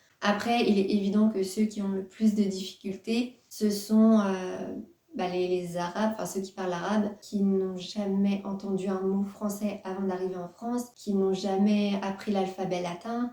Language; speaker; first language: French; native; French